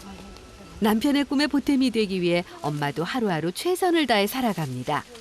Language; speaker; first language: Korean; native; Korean